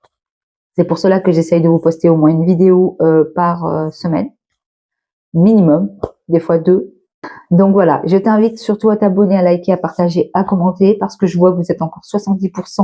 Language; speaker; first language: French; native; French